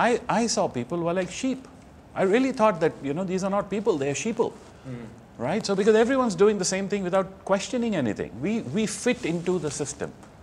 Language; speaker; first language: English; non-native, local second language; Hindi